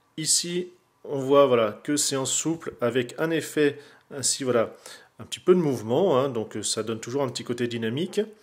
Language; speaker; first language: French; native; French